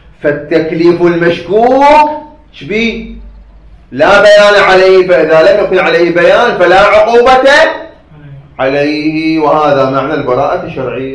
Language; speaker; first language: Arabic; native; Arabic